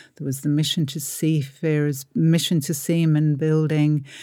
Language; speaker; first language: English; native; English